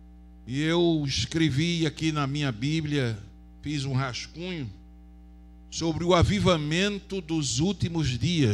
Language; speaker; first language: Portuguese; native; Portuguese